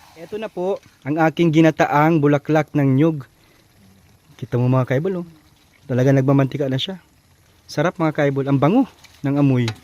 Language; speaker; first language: Filipino; non-native, local second language; Bikol